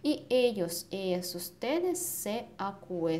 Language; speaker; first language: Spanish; non-native, fluent; Russian